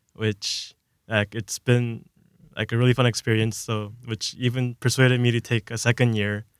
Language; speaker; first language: English; early bilingual, other home language; Korean